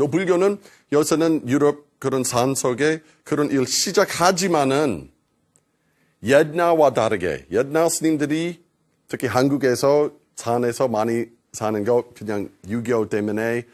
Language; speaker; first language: Korean; non-native, fluent; English